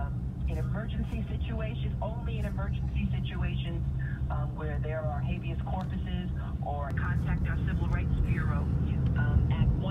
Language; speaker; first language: English; native; English